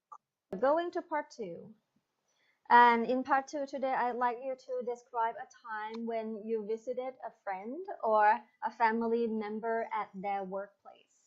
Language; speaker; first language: English; non-native, fluent; Thai